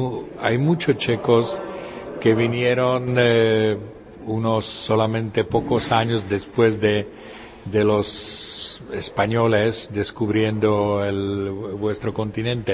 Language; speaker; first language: Spanish; non-native, fluent; Czech